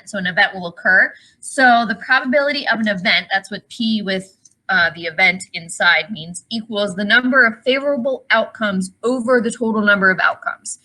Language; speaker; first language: English; native; English